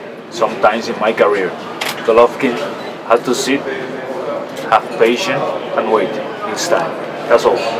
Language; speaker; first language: English; non-native, fluent; Spanish